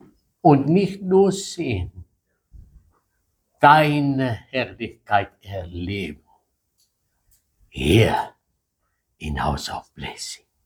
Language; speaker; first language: German; non-native, fluent; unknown